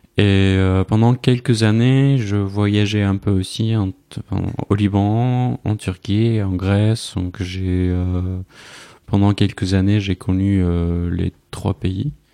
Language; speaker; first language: French; non-native, fluent; Arabic